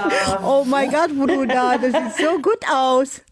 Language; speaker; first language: German; non-native, learner; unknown